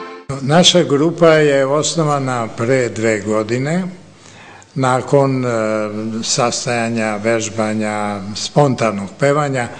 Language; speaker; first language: Serbian; native; Serbian